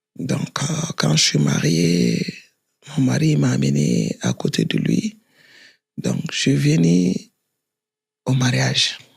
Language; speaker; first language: French; non-native, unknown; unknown